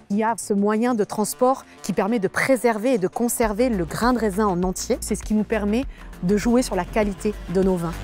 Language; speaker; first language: French; native; French